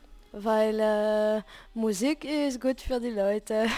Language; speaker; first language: German; non-native, fluent; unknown